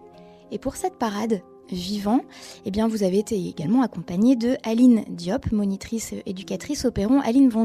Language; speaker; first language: French; native; French